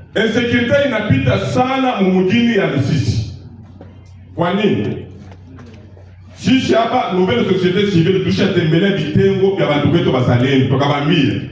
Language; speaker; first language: Swahili; native; Swahili